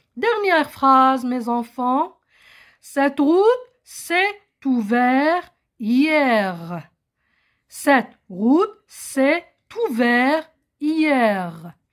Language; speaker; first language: French; non-native, local second language; Arabic